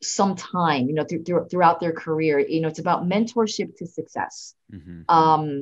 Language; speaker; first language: English; native; English